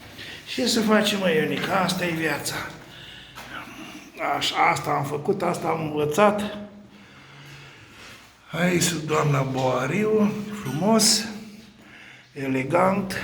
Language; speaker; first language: Romanian; native; Romanian